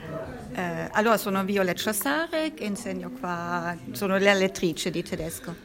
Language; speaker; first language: Italian; non-native, fluent; German